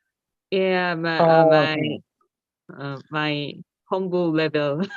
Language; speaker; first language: English; non-native, learner; Korean